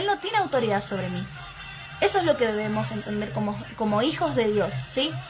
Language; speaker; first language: Spanish; native; Spanish